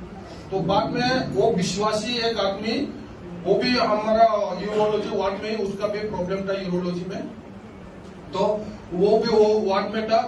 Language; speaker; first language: Hindi; non-native, local second language; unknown